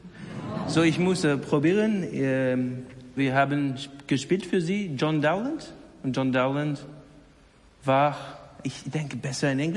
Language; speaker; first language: German; non-native, learner; English